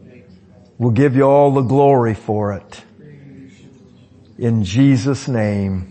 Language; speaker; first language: English; native; English